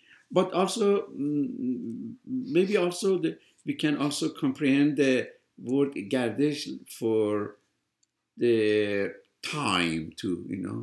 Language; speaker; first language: English; non-native, fluent; Persian